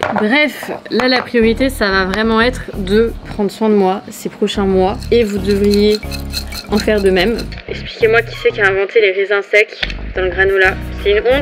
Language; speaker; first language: French; native; French